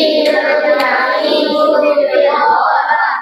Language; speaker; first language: Arabic; non-native, learner; Malay